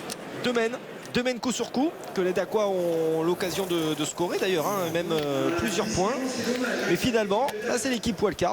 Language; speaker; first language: French; native; French